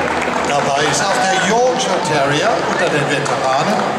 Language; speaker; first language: German; native; German